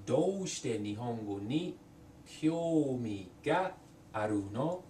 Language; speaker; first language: Japanese; non-native, fluent; English